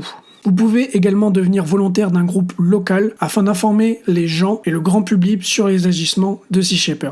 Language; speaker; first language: French; native; French